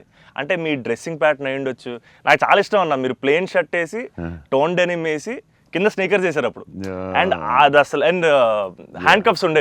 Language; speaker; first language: Telugu; native; Telugu